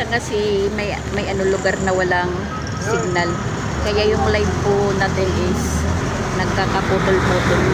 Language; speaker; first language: Filipino; non-native, local second language; Cebuano